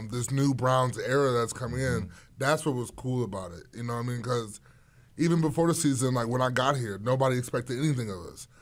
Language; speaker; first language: English; native; English